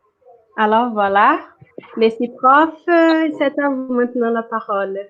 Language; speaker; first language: French; non-native, fluent; Portuguese